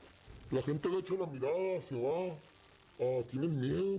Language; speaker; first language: Spanish; native; Spanish